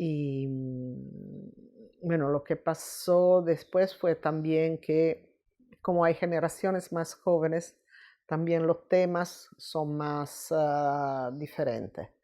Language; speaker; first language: Spanish; non-native, fluent; Italian